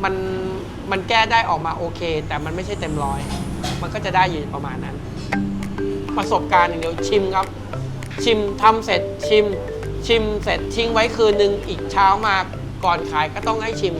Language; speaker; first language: Thai; native; Thai